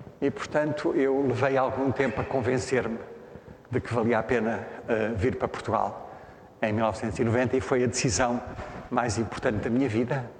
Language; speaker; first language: Portuguese; native; Portuguese